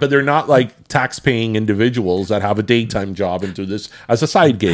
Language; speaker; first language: English; early bilingual, other home language; Spanish